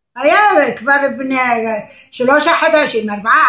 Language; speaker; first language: Hebrew; non-native, learner; Arabic